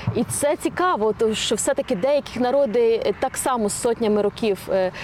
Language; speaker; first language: Ukrainian; native; Ukrainian